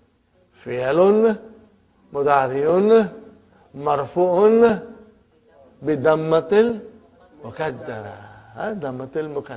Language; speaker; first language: Arabic; non-native, fluent; Urdu